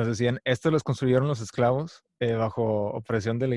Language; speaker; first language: Spanish; native; Spanish